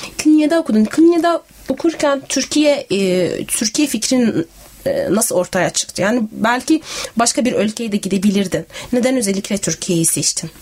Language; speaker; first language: Turkish; native; Turkish